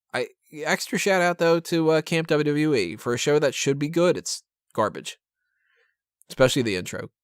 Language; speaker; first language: English; native; English